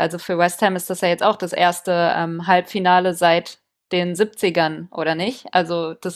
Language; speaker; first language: German; native; German